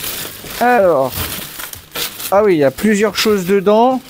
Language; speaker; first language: French; native; French